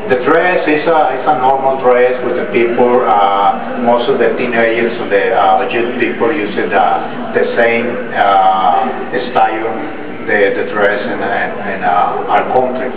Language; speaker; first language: English; non-native, learner; Spanish